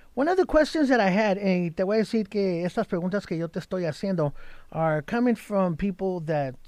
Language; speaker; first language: English; native; English